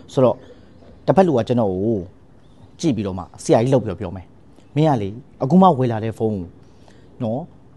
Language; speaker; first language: Burmese; native; Burmese